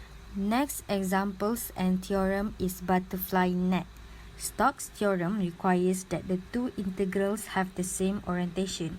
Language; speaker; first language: English; non-native, local second language; Malay